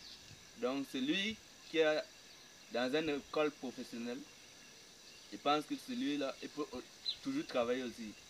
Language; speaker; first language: French; non-native, local second language; English